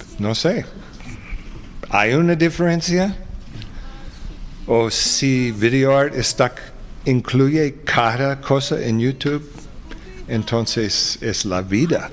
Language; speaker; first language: Spanish; non-native, fluent; English